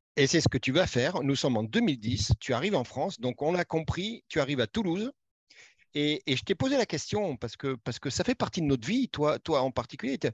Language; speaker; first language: French; native; French